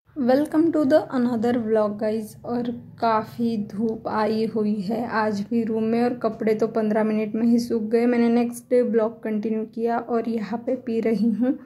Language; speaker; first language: Hindi; non-native, local second language; Marathi